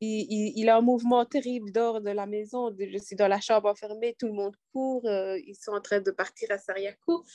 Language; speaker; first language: French; non-native, fluent; Quechua